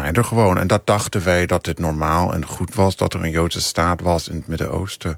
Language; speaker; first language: Dutch; non-native, fluent; English